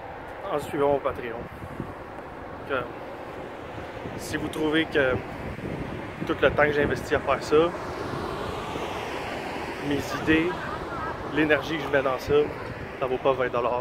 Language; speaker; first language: French; native; French